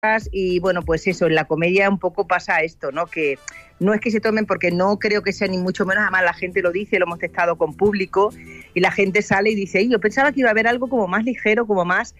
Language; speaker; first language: Spanish; native; Spanish